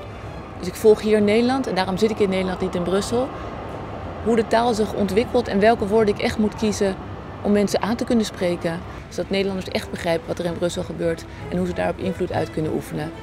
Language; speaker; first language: Dutch; native; Dutch